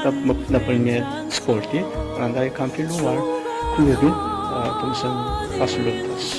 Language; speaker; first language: Albanian; non-native, fluent; Korean